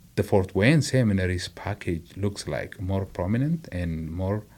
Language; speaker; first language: English; non-native, fluent; Amharic